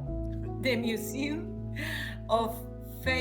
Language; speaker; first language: English; non-native, learner; Spanish